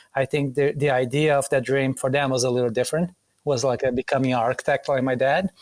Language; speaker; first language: English; non-native, fluent; Portuguese